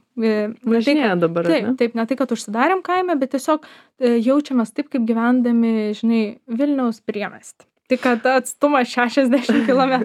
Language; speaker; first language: Lithuanian; native; Lithuanian